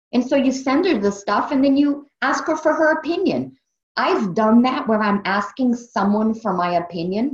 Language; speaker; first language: English; native; English